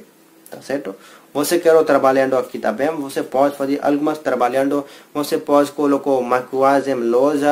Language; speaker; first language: Portuguese; non-native, learner; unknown